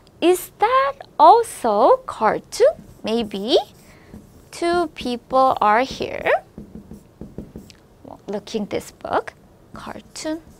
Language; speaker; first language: English; non-native, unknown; Korean